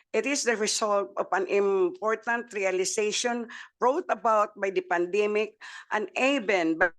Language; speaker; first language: English; non-native, local second language; Waray